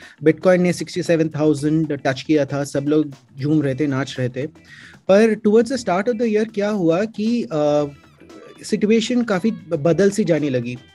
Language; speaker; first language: Hindi; non-native, local second language; Malayalam